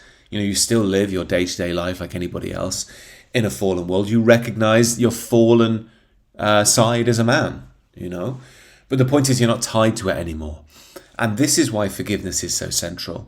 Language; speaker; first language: English; native; English